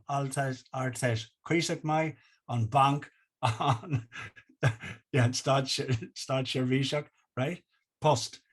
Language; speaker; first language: Irish; non-native, local second language; English